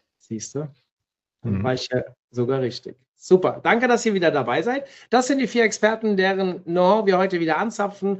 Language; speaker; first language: German; native; German